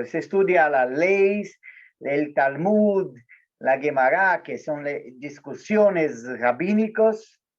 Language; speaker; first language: Spanish; non-native, fluent; Portuguese